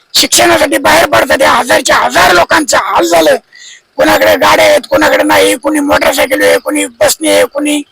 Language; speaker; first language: Marathi; native; Marathi